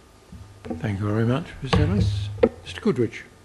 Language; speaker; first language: English; native; English